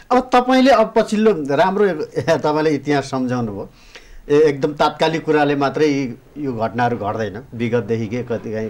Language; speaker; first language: Nepali; native; Nepali